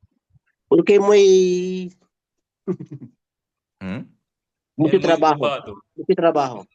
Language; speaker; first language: Spanish; non-native, learner; Filipino